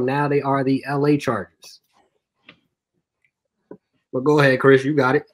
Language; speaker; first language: English; native; English